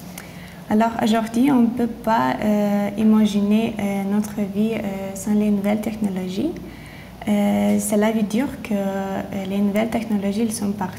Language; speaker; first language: French; non-native, learner; Lithuanian